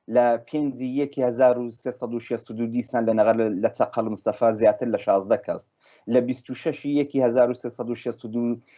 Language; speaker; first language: Central Kurdish; native; Central Kurdish